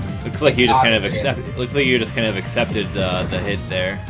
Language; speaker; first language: English; native; English